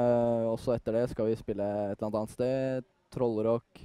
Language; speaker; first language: Norwegian; native; Norwegian